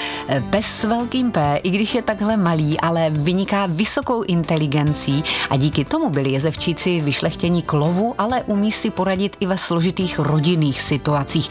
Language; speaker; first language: Czech; native; Czech